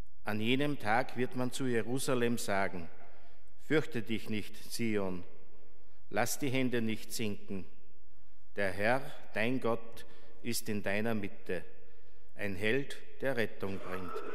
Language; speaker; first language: German; native; German